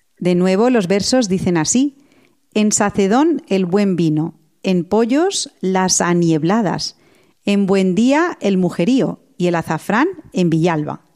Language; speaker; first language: Spanish; native; Spanish